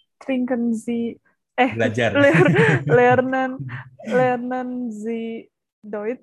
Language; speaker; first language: German; non-native, learner; Indonesian